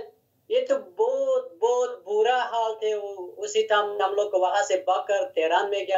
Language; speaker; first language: Hindi; non-native, learner; Hazaragi